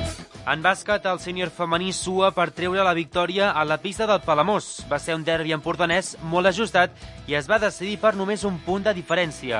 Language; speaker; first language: Catalan; native; Catalan